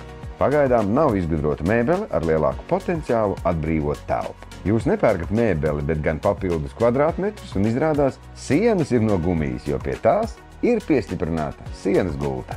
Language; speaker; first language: Latvian; native; Latvian